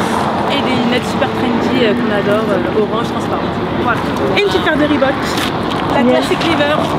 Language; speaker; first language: French; native; French